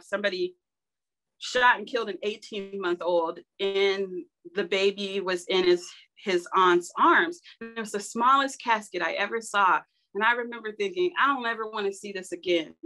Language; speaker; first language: English; native; English